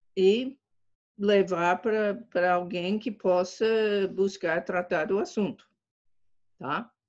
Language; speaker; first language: Portuguese; non-native, fluent; English